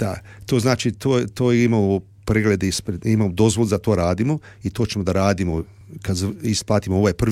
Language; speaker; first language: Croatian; early bilingual, heritage; Serbian